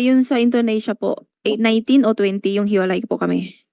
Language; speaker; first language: Filipino; non-native, learner; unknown